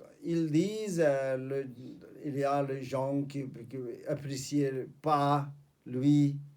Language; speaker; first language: French; non-native, fluent; Tibetan